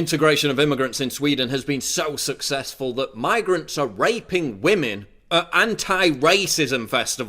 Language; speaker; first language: English; native; English